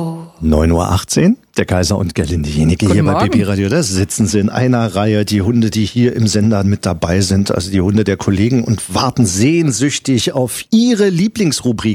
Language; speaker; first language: German; native; German